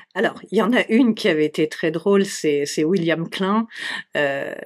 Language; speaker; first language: French; native; French